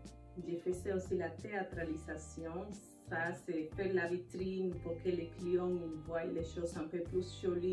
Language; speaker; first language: French; non-native, learner; Spanish